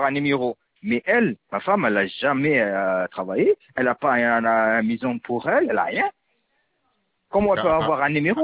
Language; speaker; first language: French; non-native, local second language; Arabic